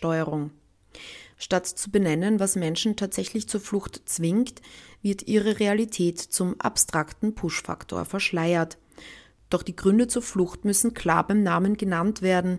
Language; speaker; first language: German; native; German